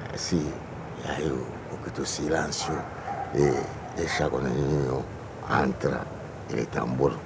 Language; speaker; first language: Spanish; non-native, fluent; Lingala